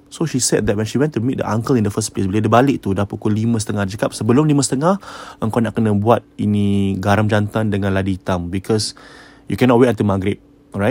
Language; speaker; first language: English; native; English